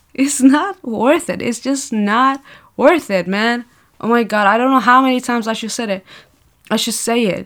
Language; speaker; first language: English; non-native, fluent; Persian